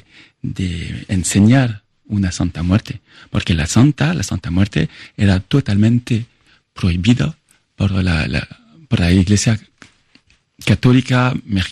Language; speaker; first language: Spanish; non-native, fluent; French